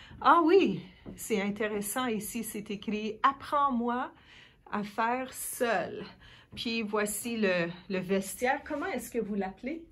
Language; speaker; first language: French; native; French